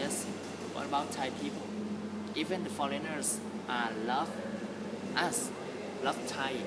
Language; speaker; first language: English; non-native, learner; Thai